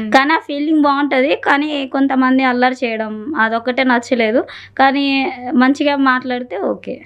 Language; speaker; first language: Telugu; native; Telugu